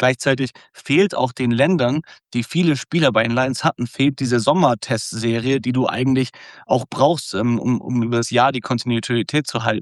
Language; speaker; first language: German; native; German